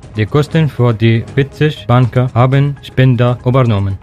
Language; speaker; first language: German; non-native, learner; Arabic